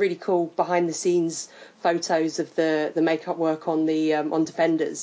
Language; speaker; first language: English; native; English